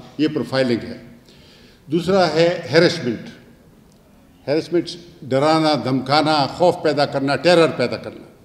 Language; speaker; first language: Urdu; non-native, local second language; Pashto